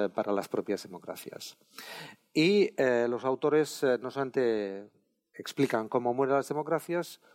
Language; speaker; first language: Spanish; non-native, local second language; Catalan